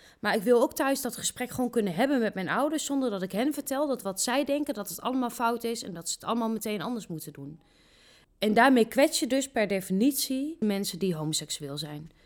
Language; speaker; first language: Dutch; native; Dutch